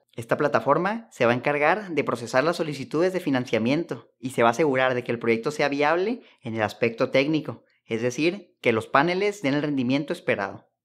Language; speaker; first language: Spanish; native; Spanish